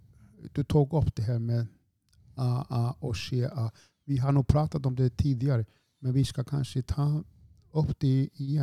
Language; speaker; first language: Swedish; non-native, fluent; Icelandic